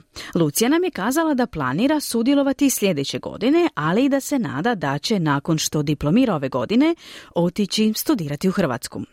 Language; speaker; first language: Serbian; native; Serbian